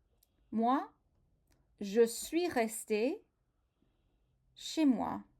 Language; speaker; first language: French; non-native, fluent; English